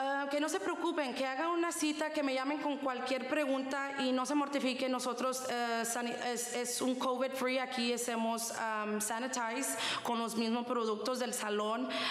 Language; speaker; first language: Spanish; early bilingual, heritage; Spanish